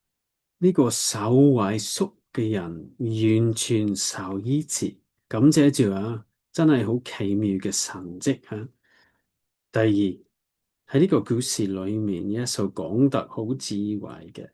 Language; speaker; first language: Cantonese; non-native, learner; English